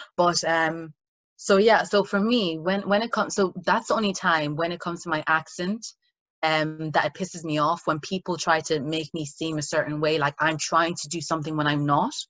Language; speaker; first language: English; early bilingual, other home language; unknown